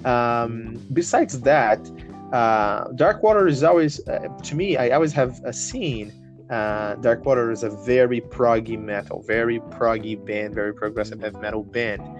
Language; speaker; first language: English; non-native, fluent; Portuguese